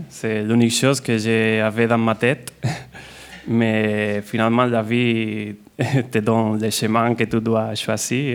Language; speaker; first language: French; non-native, fluent; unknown